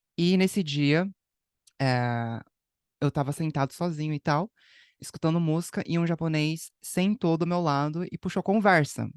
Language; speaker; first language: Portuguese; native; Portuguese